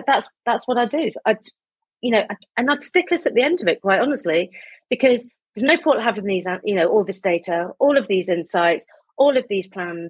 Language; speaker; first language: English; native; English